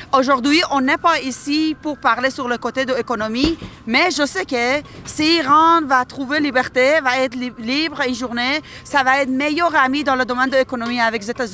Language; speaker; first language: French; non-native, learner; Persian